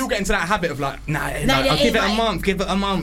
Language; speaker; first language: English; native; English